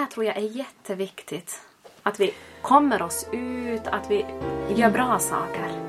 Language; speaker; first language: Swedish; native; Swedish